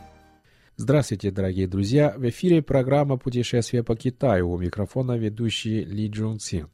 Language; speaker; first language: Russian; non-native, fluent; Chinese